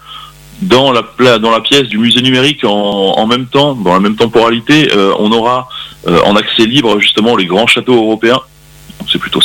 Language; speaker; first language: French; native; French